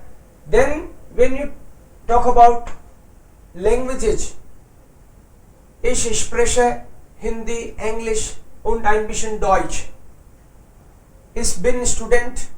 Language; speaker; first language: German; non-native, fluent; Hindi